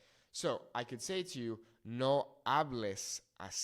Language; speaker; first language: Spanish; non-native, fluent; English